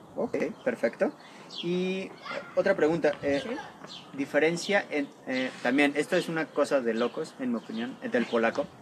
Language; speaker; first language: Spanish; native; Spanish